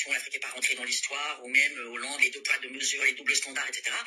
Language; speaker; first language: French; native; French